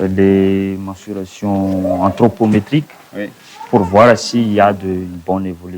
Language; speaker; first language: French; non-native, local second language; Malagasy